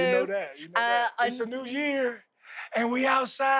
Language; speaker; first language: English; native; English